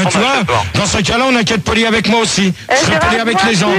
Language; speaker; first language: French; native; French